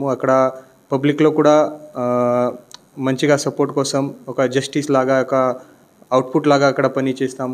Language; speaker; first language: Telugu; non-native, learner; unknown